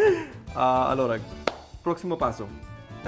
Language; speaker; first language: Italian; non-native, learner; English